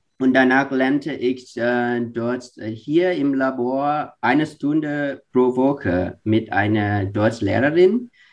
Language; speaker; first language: German; non-native, learner; Vietnamese